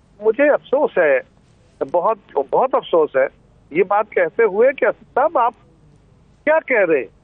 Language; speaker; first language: Urdu; non-native, local second language; Punjabi